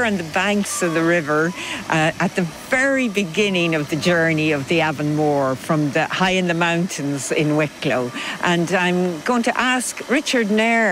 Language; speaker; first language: English; native; English